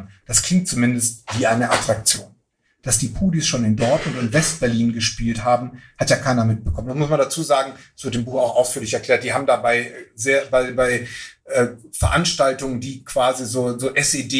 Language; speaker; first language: German; native; German